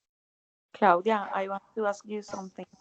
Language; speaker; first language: English; non-native, learner; Spanish